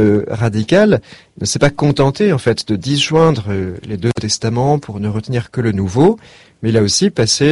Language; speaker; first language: French; native; French